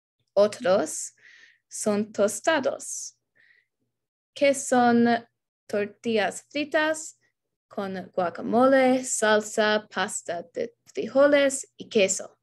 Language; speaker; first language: Spanish; non-native, learner; English